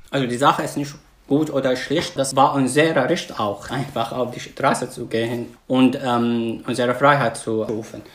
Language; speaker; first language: German; non-native, fluent; Arabic